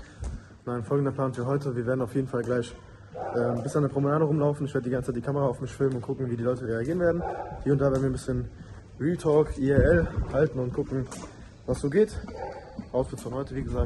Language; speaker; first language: German; native; German